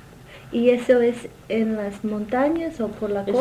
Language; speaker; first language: Spanish; non-native, fluent; English